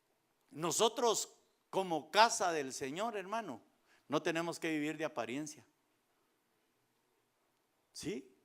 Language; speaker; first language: Spanish; native; Spanish